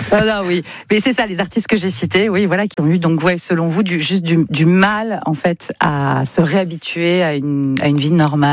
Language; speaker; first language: French; native; French